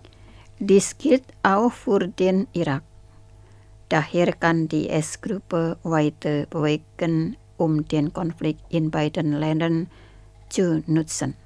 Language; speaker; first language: German; non-native, fluent; Indonesian